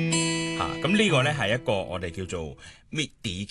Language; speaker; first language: Cantonese; native; Cantonese